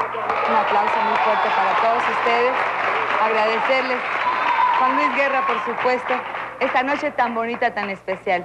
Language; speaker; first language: Spanish; native; Spanish